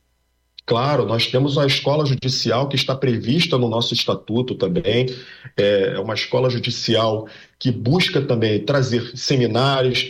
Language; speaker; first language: Portuguese; native; Portuguese